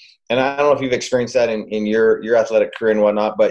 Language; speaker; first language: English; native; English